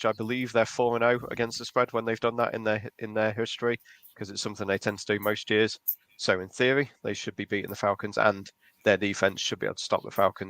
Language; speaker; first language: English; native; English